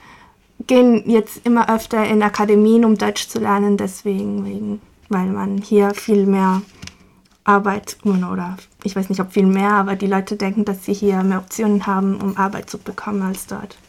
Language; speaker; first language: German; non-native, fluent; Spanish